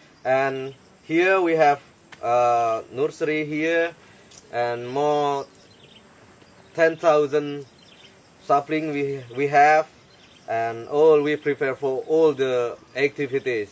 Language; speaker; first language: English; non-native, learner; Indonesian